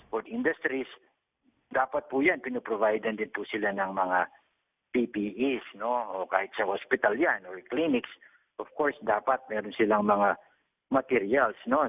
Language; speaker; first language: Filipino; native; Filipino